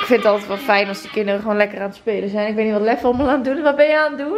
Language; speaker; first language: Dutch; native; Dutch